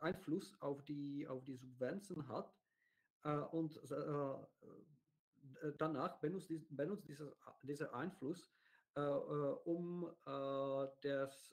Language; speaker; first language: German; non-native, learner; Czech